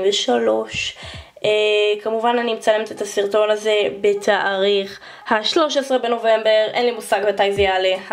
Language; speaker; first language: Hebrew; native; Hebrew